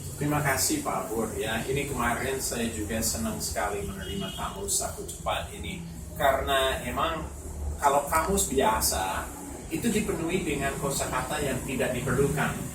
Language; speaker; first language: Indonesian; non-native, fluent; English